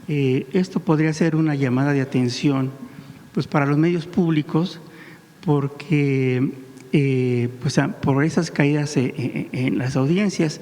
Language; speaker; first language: Spanish; native; Spanish